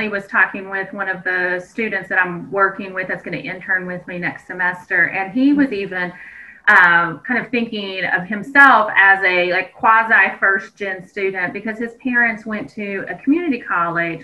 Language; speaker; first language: English; native; English